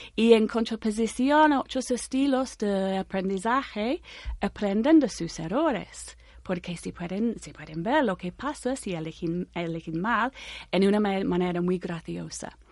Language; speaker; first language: Spanish; non-native, fluent; English